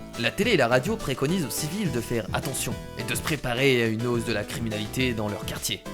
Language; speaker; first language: French; native; French